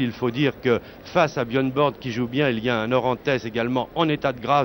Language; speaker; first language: French; native; French